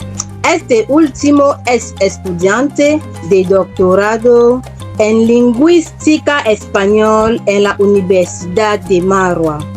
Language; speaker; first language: Spanish; non-native, fluent; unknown